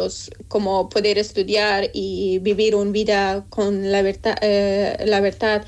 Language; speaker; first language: Spanish; non-native, learner; Persian